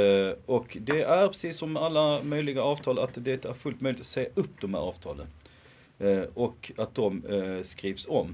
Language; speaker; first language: Swedish; non-native, fluent; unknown